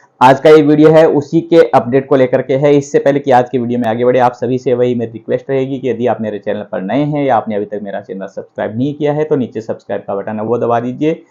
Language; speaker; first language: Hindi; native; Hindi